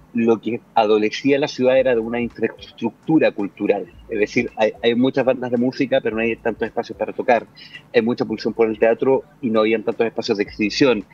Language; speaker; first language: Spanish; native; Spanish